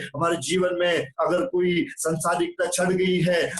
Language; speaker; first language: Hindi; non-native, local second language; Malayalam